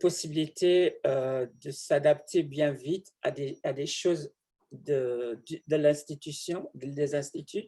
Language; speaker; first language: French; non-native, fluent; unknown